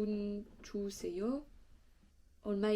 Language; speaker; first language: Korean; non-native, learner; French